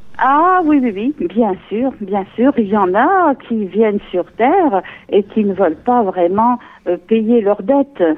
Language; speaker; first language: French; native; French